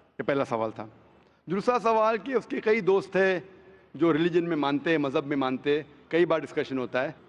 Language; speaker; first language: Hindi; non-native, local second language; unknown